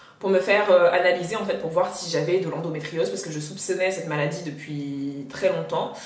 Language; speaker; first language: French; native; French